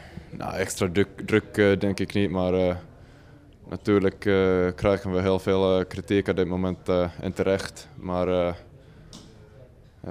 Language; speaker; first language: Dutch; non-native, fluent; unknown